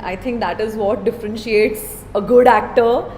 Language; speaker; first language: Hindi; native; Hindi